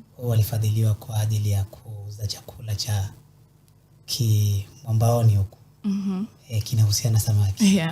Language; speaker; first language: Swahili; native; Swahili